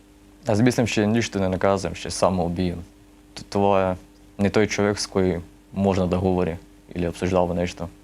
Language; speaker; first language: Bulgarian; early bilingual, heritage; Russian